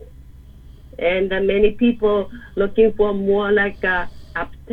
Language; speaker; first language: English; non-native, learner; Japanese